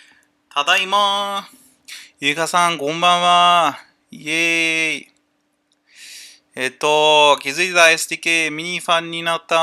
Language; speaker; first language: Japanese; non-native, learner; English